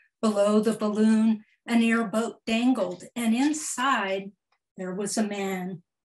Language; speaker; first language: English; early bilingual, other home language; Spanish